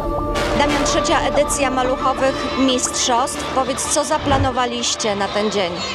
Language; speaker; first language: Polish; native; Polish